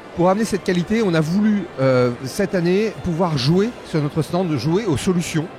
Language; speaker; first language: French; native; French